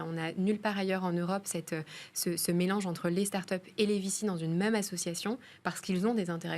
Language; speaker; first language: French; native; French